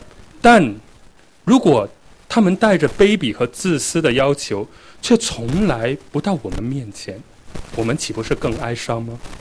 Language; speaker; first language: Chinese; native; Chinese